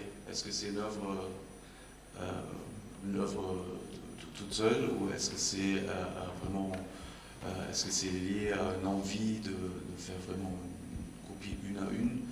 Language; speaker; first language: French; non-native, fluent; German